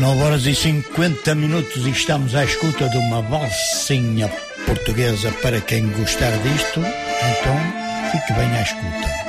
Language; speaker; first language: Portuguese; early bilingual, heritage; Portuguese